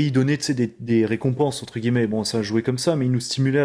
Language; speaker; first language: French; native; French